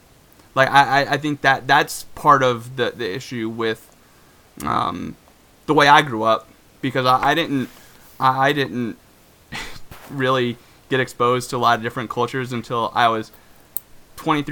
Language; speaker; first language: English; native; English